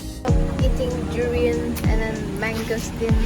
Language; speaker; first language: English; non-native, local second language; Malay